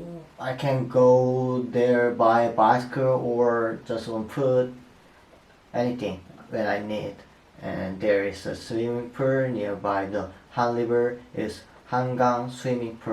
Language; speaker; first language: English; non-native, learner; Korean